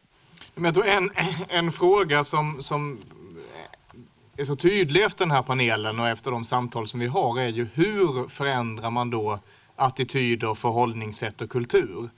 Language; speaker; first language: Swedish; native; Swedish